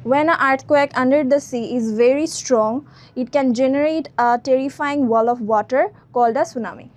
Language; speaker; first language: English; non-native, local second language; Bangla